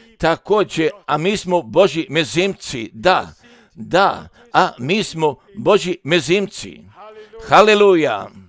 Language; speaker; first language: Croatian; early bilingual, heritage; Croatian